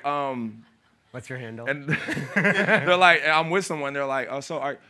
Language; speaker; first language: English; native; English